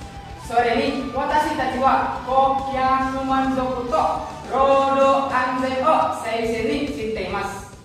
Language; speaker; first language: Japanese; non-native, learner; Indonesian